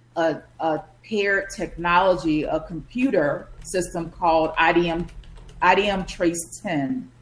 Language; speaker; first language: English; native; English